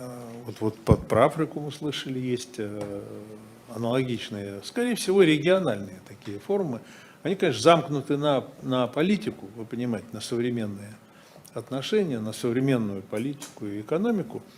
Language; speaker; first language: Russian; native; Russian